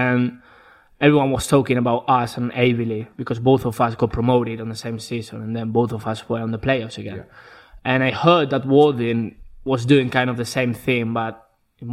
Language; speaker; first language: English; non-native, fluent; Spanish